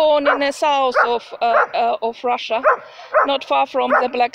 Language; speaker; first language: English; non-native, learner; Russian